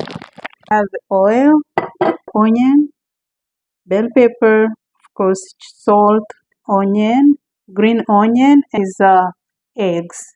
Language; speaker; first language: English; non-native, fluent; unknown